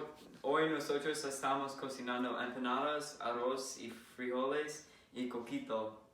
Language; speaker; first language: Spanish; non-native, learner; English